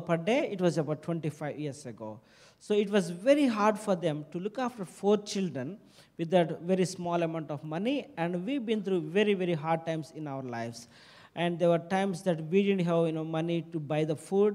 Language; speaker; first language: English; non-native, local second language; Telugu